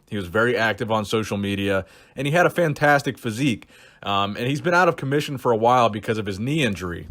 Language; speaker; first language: English; native; English